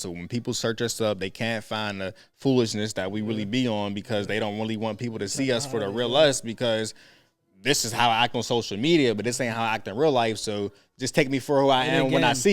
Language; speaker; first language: English; native; English